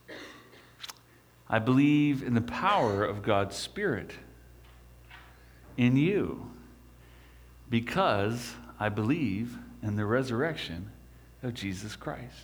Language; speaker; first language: English; native; English